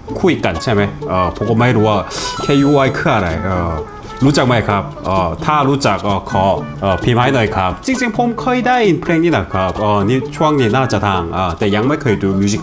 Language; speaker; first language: Thai; non-native, learner; Korean